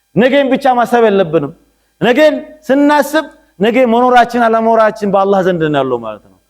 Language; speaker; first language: Amharic; non-native, local second language; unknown